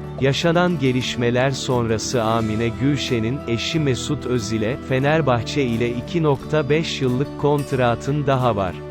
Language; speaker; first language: Turkish; native; Turkish